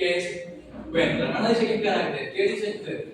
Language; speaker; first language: Spanish; native; Spanish